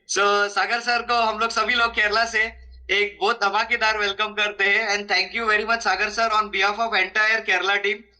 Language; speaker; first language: Hindi; non-native, local second language; Malayalam